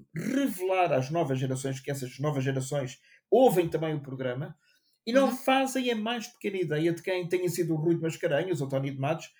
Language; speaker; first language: Portuguese; native; Portuguese